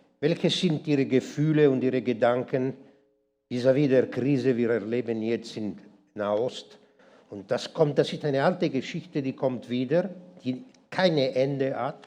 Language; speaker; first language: German; non-native, local second language; Italian